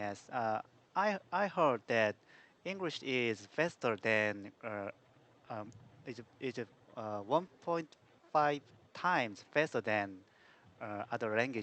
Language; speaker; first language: English; non-native, learner; Korean